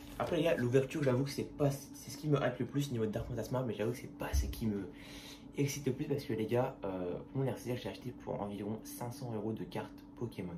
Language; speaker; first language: French; native; French